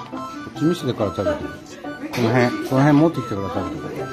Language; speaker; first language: Japanese; native; Japanese